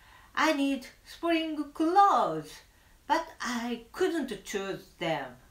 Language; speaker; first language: English; non-native, learner; Japanese